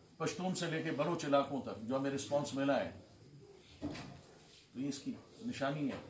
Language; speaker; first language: Urdu; non-native, local second language; Baluchi